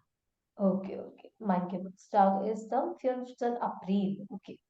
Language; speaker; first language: German; non-native, fluent; Malayalam